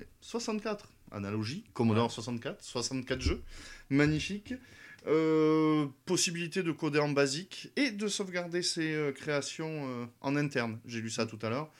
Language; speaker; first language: French; native; French